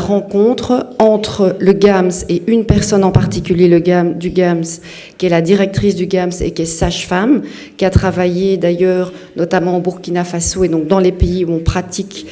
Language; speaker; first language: French; native; French